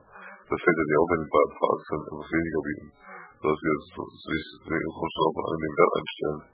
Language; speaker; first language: German; native; German